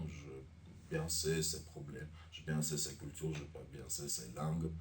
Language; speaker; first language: French; non-native, learner; Armenian